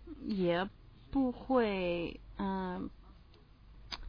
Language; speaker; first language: Chinese; non-native, learner; English